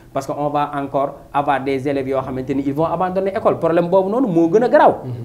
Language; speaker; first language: French; non-native, local second language; Wolof